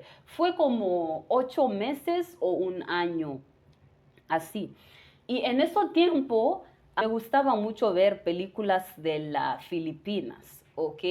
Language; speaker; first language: Spanish; non-native, fluent; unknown